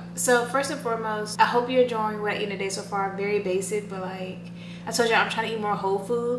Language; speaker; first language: English; native; English